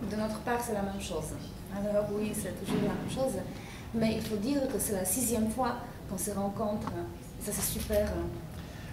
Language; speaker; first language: French; non-native, fluent; Polish